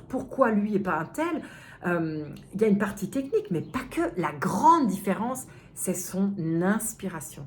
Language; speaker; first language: French; native; French